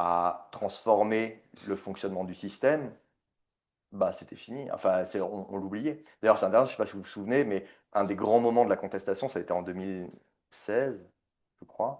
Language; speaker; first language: French; native; French